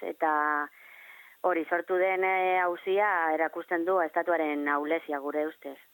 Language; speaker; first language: Basque; non-native, learner; Catalan